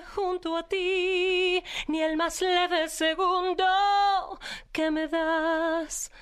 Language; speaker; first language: Spanish; native; Spanish